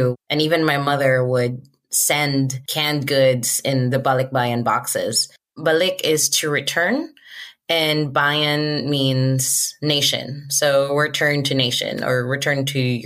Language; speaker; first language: English; non-native, local second language; Hiligaynon